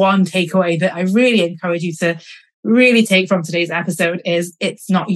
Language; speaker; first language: English; native; English